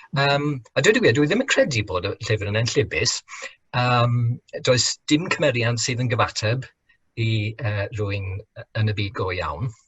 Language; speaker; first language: Welsh; non-native, fluent; English